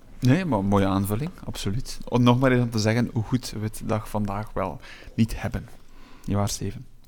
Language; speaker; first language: Dutch; native; Dutch